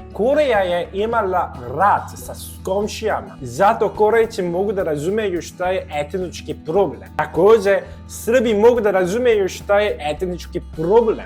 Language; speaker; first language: Serbian; non-native, fluent; Korean